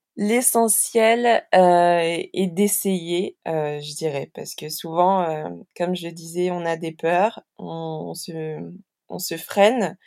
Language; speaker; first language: French; native; French